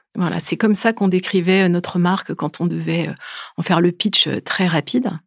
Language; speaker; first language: French; native; French